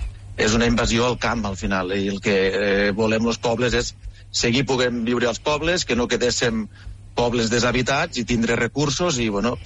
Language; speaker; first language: Catalan; native; Catalan